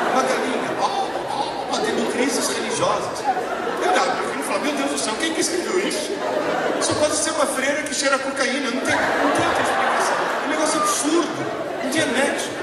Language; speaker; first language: Portuguese; early bilingual, other home language; Italian